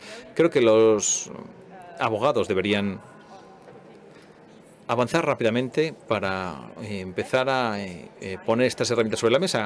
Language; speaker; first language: Spanish; non-native, fluent; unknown